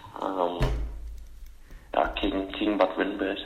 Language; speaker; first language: German; native; German